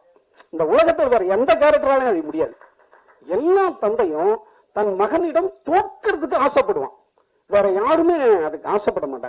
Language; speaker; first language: Tamil; native; Tamil